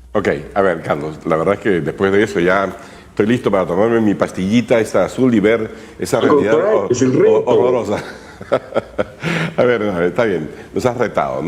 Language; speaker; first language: Spanish; native; Spanish